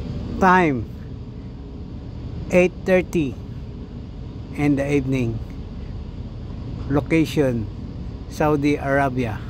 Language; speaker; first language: English; non-native, local second language; Filipino